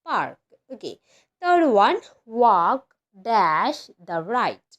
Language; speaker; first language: English; non-native, local second language; Malayalam